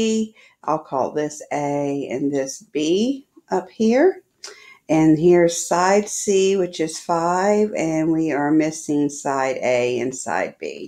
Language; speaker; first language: English; native; English